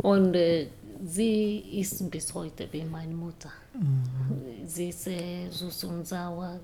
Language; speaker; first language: German; non-native, learner; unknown